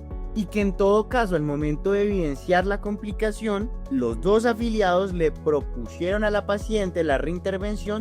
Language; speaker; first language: Spanish; native; Spanish